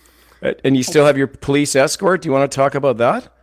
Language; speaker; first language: English; native; English